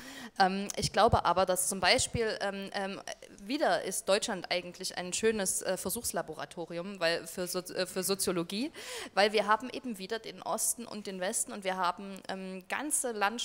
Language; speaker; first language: German; native; German